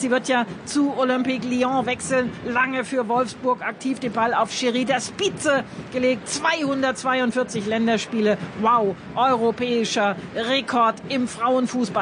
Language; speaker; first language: German; native; German